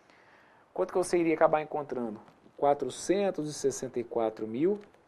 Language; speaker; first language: Portuguese; native; Portuguese